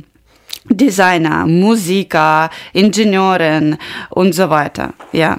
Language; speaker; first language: German; non-native, learner; Ukrainian